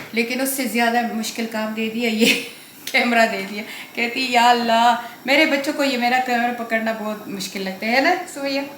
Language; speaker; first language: Urdu; non-native, local second language; Pashto